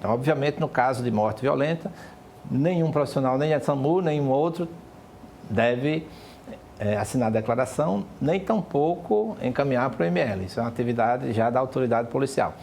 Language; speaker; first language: Portuguese; native; Portuguese